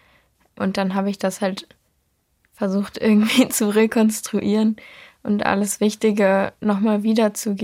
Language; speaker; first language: German; native; German